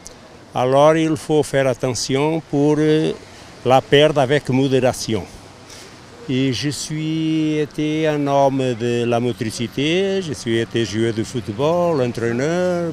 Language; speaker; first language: French; non-native, learner; Portuguese